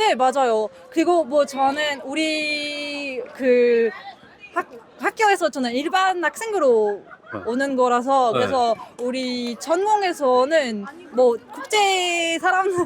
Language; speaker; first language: Korean; non-native, learner; French